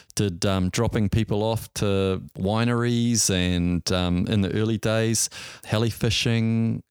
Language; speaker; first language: English; native; English